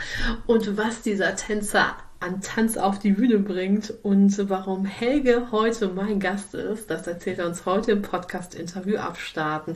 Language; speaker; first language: German; native; German